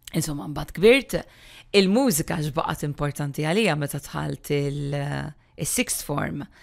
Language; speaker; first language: Maltese; native; Maltese